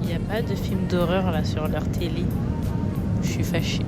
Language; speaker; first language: French; native; French